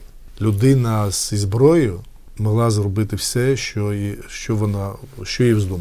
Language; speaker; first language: Ukrainian; non-native, fluent; Georgian